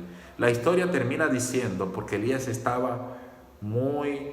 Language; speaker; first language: Spanish; native; Spanish